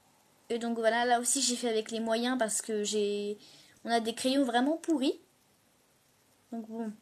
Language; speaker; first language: French; native; French